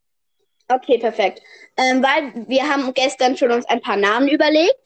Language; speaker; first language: German; native; German